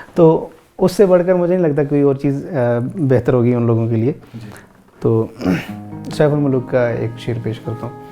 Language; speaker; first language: Hindi; non-native, local second language; Pahari-Potwari